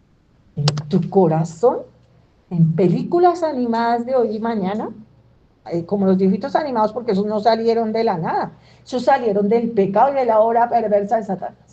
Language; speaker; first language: Spanish; native; Spanish